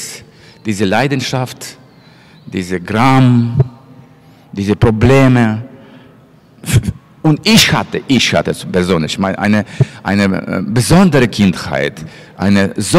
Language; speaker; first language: German; non-native, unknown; Russian